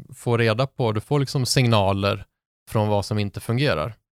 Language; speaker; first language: Swedish; native; Swedish